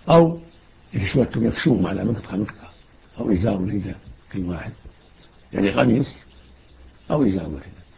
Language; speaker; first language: Arabic; native; Arabic